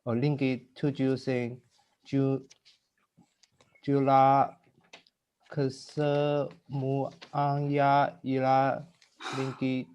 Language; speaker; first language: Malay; non-native, learner; Chinese